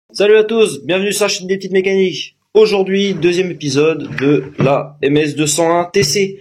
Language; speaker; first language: French; native; French